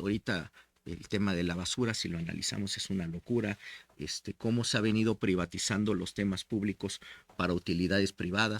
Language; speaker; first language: Spanish; native; Spanish